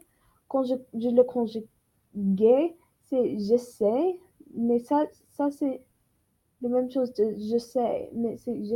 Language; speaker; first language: French; non-native, learner; English